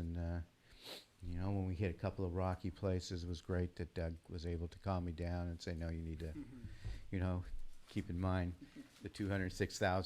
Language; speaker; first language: English; native; English